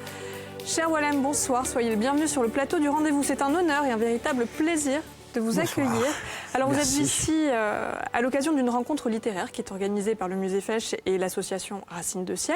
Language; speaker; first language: French; native; French